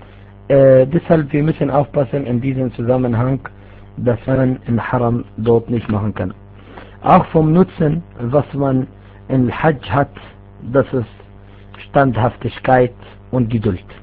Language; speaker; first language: German; non-native, fluent; Arabic